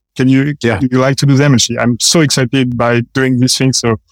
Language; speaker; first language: English; non-native, fluent; French